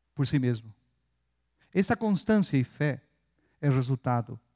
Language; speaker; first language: Portuguese; non-native, fluent; Spanish